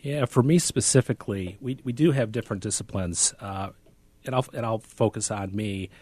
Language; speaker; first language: English; native; English